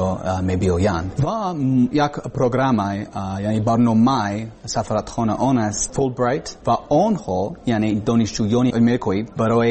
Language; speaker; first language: Persian; non-native, learner; English